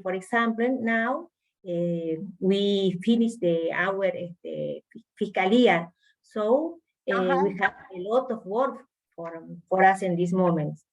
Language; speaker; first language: English; non-native, learner; Spanish